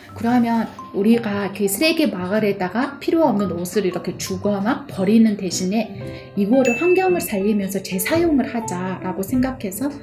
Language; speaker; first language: Korean; early bilingual, other home language; Mongolian